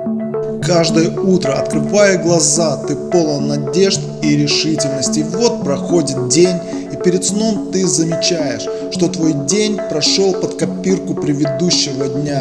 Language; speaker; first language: Russian; native; Russian